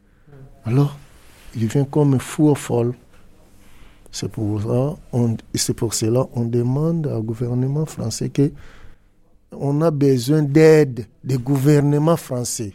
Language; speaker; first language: French; non-native, learner; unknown